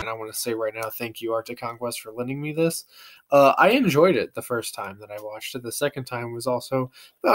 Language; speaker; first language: English; native; English